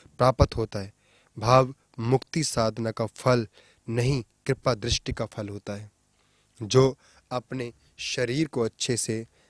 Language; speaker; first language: Hindi; non-native, local second language; Punjabi